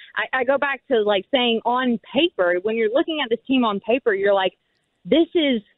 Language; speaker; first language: English; native; English